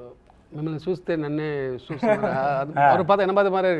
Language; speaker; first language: Telugu; non-native, learner; Tamil